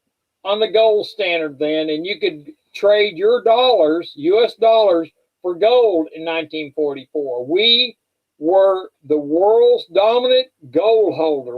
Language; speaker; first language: English; native; English